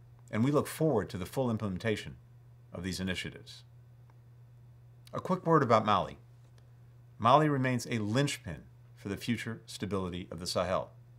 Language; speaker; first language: English; native; English